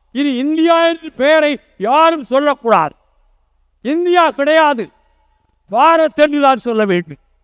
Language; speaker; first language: Tamil; native; Tamil